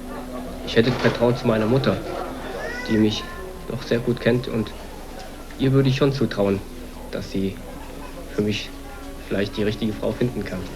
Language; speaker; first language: German; early bilingual, other home language; Korean